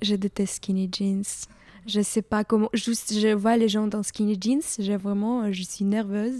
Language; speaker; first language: French; non-native, fluent; Ukrainian